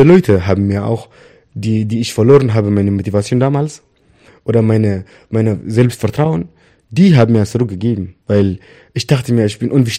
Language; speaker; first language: German; non-native, learner; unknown